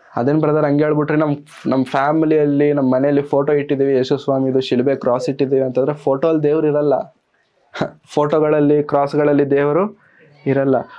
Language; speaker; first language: Kannada; non-native, local second language; Telugu